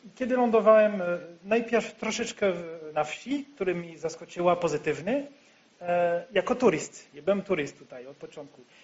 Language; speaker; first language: Polish; non-native, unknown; French